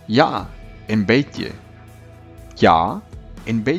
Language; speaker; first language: Dutch; non-native, learner; Spanish